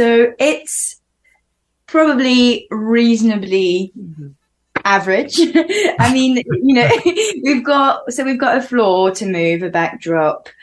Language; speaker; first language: English; non-native, fluent; French